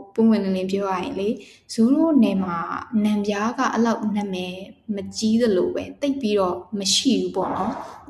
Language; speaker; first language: Burmese; native; Burmese